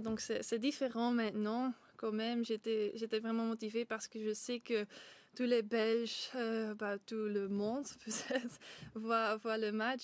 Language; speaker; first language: French; non-native, local second language; Dutch